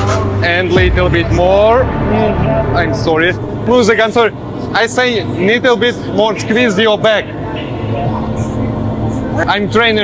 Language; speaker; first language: English; non-native, learner; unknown